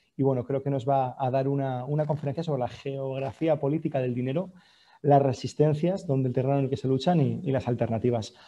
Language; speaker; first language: Spanish; native; Spanish